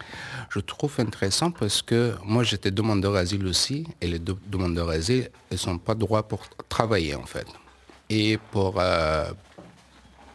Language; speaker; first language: French; non-native, learner; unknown